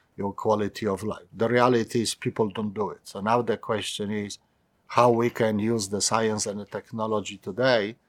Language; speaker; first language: English; non-native, fluent; Polish